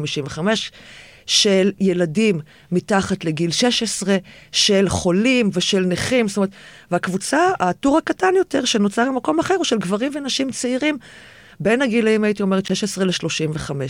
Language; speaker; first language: Hebrew; native; Hebrew